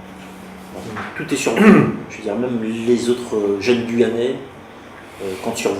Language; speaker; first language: French; native; French